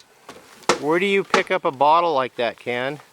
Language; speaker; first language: English; native; English